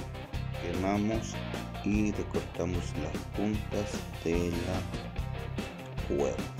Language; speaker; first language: Spanish; native; Spanish